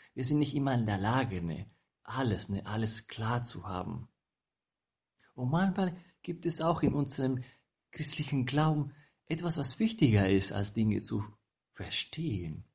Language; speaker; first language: German; non-native, fluent; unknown